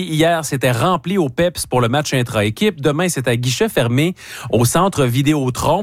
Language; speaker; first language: French; native; French